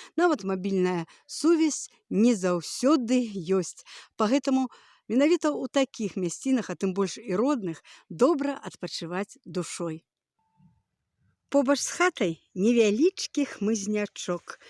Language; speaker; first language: Belarusian; native; Belarusian